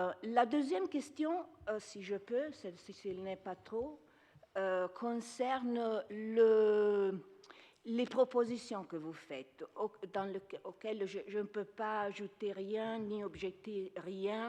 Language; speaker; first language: French; non-native, fluent; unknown